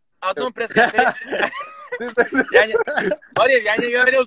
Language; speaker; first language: Russian; native; Russian